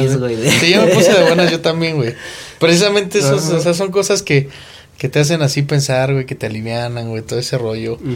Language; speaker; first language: Spanish; native; Spanish